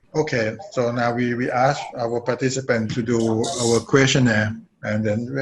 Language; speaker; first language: English; non-native, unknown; Thai